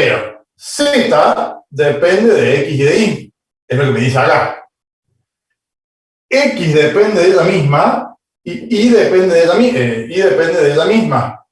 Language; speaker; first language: Spanish; native; Spanish